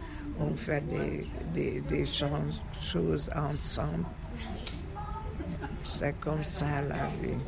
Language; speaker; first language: French; non-native, fluent; Hungarian